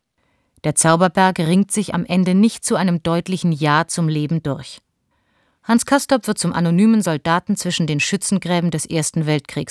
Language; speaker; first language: German; native; German